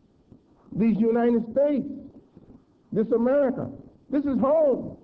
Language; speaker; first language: English; native; English